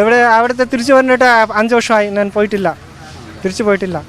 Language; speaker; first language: Malayalam; non-native, learner; Bangla